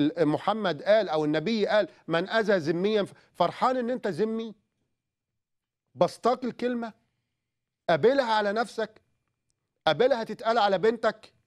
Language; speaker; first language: Arabic; native; Arabic